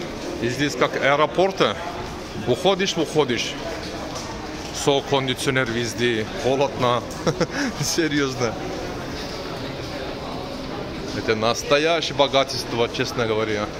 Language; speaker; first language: Russian; non-native, learner; Turkish